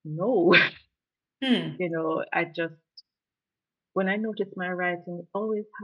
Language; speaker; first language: English; non-native, local second language; Jamaican Creole English